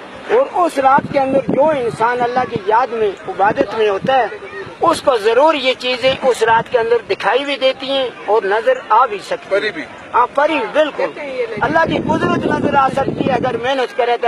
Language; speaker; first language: Hindi; non-native, local second language; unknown